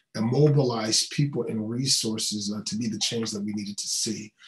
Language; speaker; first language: English; native; English